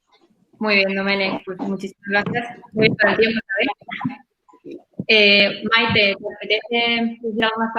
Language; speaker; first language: Spanish; native; Spanish